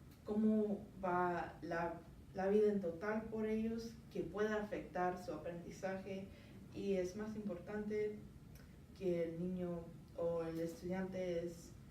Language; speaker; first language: Spanish; non-native, learner; English